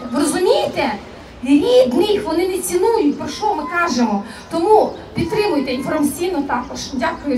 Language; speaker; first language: Ukrainian; native; Ukrainian